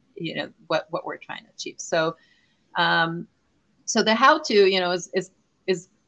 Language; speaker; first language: English; non-native, fluent; Hebrew